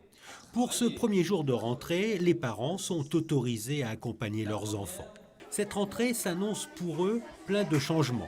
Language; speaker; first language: French; native; French